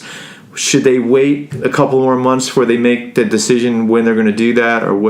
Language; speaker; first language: English; native; English